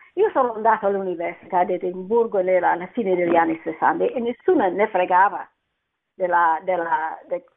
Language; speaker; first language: Italian; non-native, fluent; English